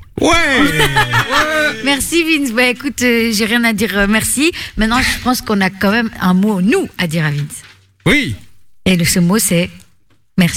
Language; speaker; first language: French; native; French